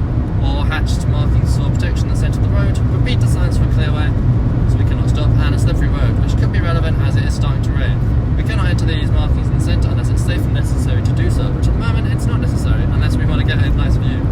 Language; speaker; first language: English; native; English